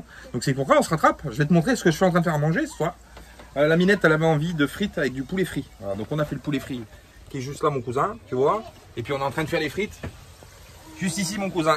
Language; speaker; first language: French; native; French